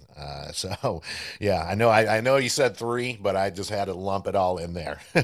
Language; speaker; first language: English; early bilingual, other home language; Spanish